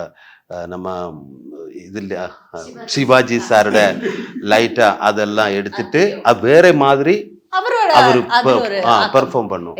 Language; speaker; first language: Tamil; non-native, learner; Malayalam